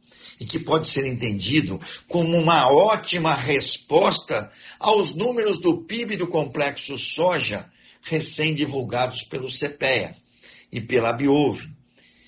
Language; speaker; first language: Portuguese; native; Portuguese